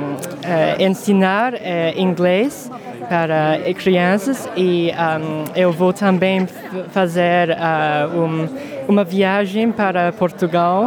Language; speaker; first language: Portuguese; non-native, learner; English